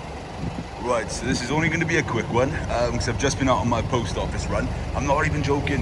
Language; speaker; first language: English; native; English